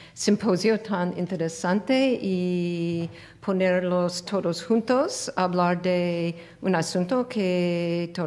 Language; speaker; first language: Spanish; non-native, fluent; English